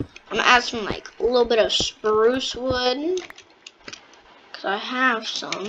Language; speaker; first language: English; native; English